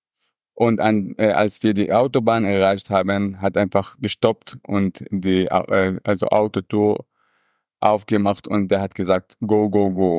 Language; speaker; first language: German; non-native, fluent; Arabic